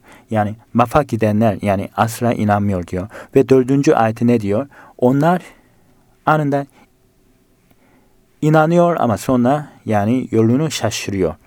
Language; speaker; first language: Turkish; non-native, fluent; Korean